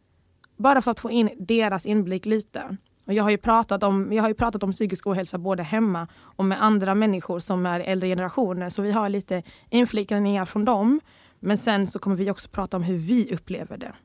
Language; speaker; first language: Swedish; early bilingual, other home language; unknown